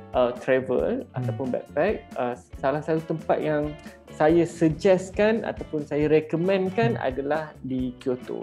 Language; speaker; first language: Malay; native; Malay